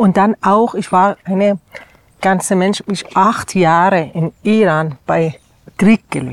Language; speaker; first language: German; non-native, learner; Persian